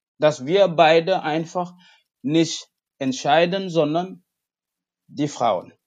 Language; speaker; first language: German; non-native, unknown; Wolof